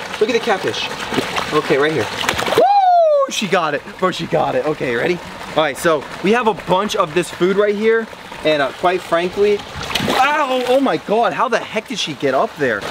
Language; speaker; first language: English; native; English